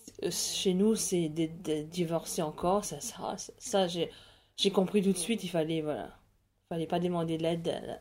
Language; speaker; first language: French; non-native, local second language; Morisyen